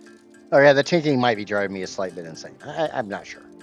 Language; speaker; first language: English; native; English